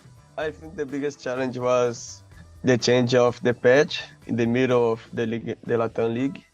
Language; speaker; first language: English; non-native, learner; Portuguese